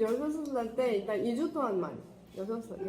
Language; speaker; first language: Korean; non-native, fluent; Arabic